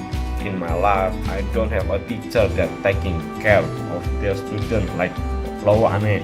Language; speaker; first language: English; non-native, learner; Indonesian